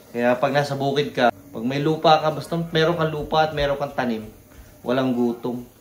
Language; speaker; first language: Filipino; native; Filipino